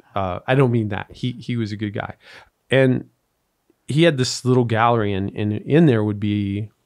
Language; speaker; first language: English; native; English